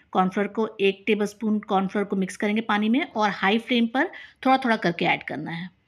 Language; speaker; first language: Hindi; native; Hindi